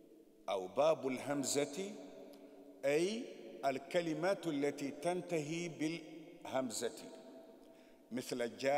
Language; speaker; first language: Arabic; non-native, fluent; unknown